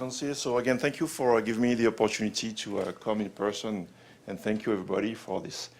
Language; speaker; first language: English; non-native, fluent; French